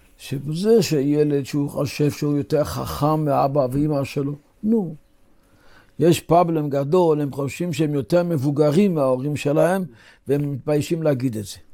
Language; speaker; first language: Hebrew; non-native, local second language; Yiddish